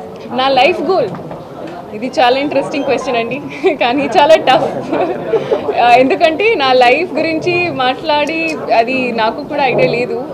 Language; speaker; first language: Telugu; non-native, local second language; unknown